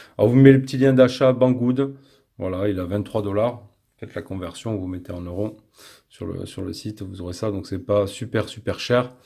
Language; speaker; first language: French; native; French